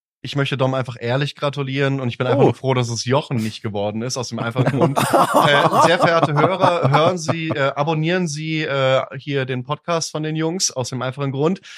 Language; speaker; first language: German; native; German